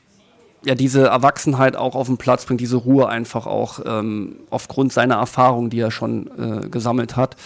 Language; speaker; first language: German; native; German